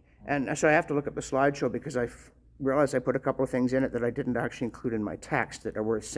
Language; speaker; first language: English; native; English